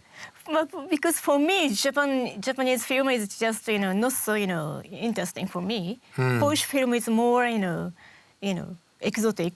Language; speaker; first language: English; non-native, learner; Japanese